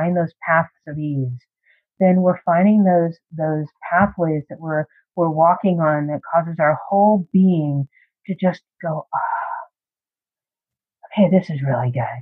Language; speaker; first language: English; native; English